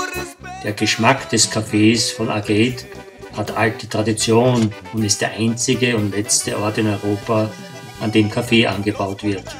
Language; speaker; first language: German; native; German